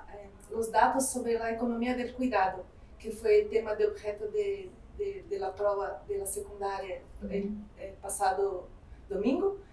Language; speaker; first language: Spanish; non-native, fluent; Portuguese